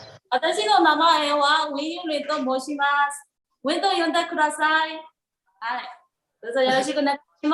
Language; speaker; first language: Japanese; non-native, learner; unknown